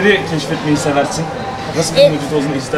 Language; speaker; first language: Turkish; native; Turkish